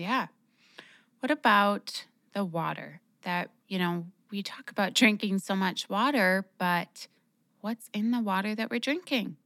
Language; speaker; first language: English; native; English